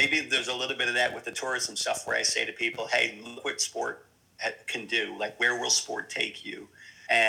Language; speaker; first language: English; native; English